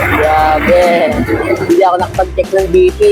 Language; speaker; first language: Filipino; native; Filipino